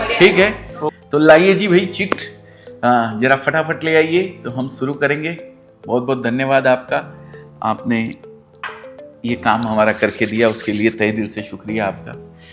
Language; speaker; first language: Hindi; native; Hindi